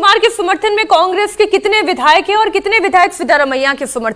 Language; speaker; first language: Hindi; native; Hindi